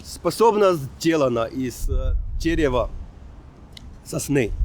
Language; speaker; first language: Russian; non-native, fluent; Chinese